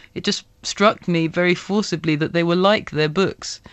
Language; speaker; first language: English; native; English